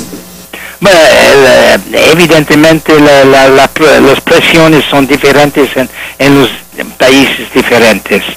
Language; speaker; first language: Spanish; non-native, fluent; French